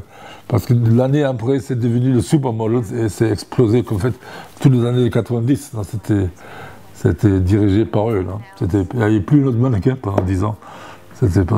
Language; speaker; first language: French; non-native, fluent; German